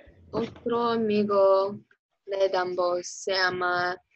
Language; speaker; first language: Spanish; non-native, learner; English